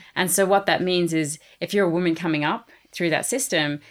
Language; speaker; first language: English; native; English